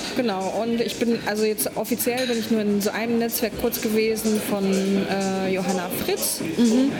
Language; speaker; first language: German; non-native, fluent; Polish